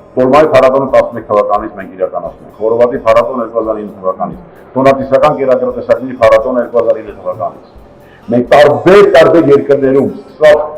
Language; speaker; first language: Armenian; native; Armenian